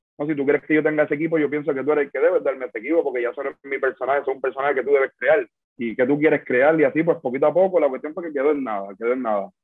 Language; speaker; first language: Spanish; native; Spanish